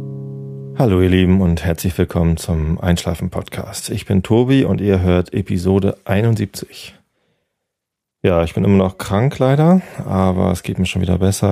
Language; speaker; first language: German; native; German